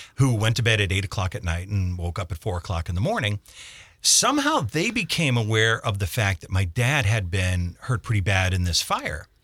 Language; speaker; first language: English; native; English